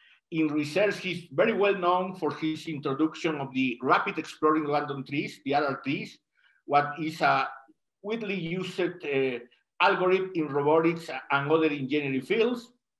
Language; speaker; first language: English; non-native, fluent; Spanish